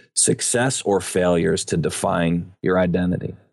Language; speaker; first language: English; native; English